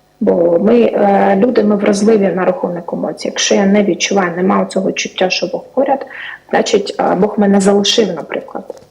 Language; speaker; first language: Ukrainian; native; Ukrainian